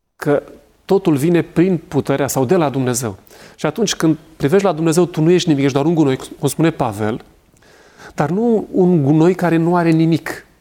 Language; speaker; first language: Romanian; native; Romanian